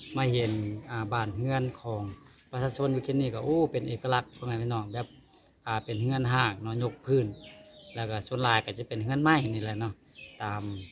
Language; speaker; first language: Lao; native; Lao